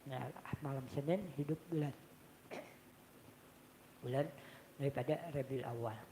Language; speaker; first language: Indonesian; non-native, local second language; Banjar